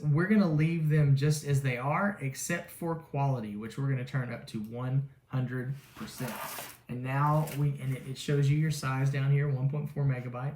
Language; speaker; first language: English; native; English